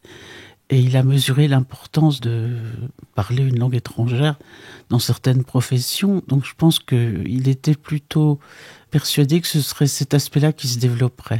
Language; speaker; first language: French; native; French